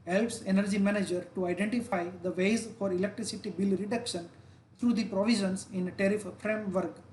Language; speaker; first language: English; non-native, local second language; Gujarati